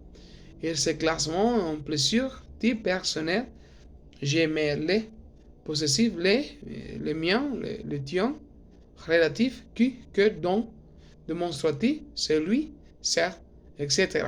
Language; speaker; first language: French; non-native, learner; Spanish